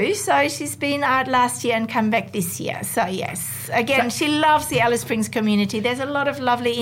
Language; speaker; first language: English; non-native, fluent; German